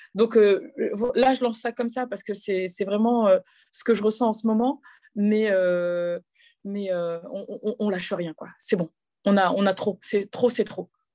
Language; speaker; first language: French; native; French